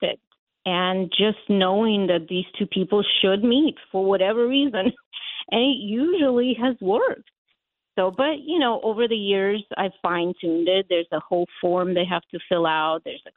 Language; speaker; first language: English; non-native, fluent; Latvian